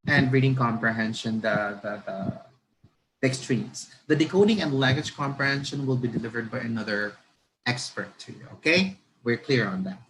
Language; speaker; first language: English; non-native, local second language; Filipino